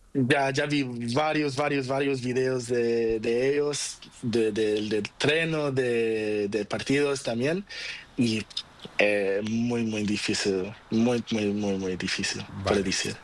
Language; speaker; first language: Spanish; non-native, learner; Portuguese